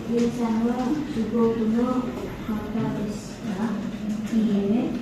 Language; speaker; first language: Japanese; non-native, learner; Indonesian